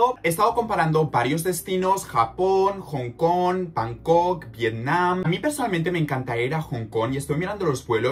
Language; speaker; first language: Spanish; native; Spanish